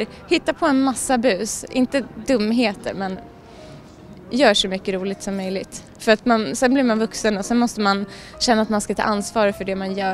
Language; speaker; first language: Swedish; native; Swedish